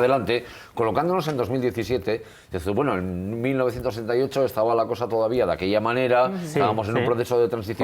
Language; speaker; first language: Spanish; native; Spanish